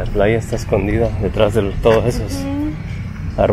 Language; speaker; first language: Spanish; native; Spanish